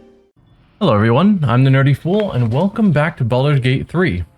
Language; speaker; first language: English; native; English